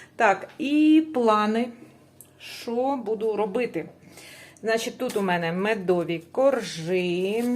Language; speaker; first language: Ukrainian; non-native, local second language; Russian